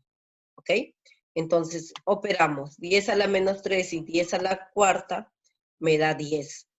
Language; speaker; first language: Spanish; native; Spanish